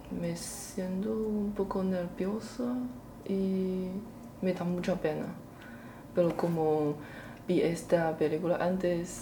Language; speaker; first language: Spanish; non-native, learner; Chinese